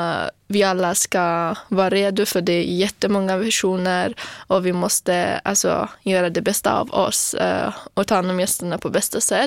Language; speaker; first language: Swedish; non-native, fluent; Kurdish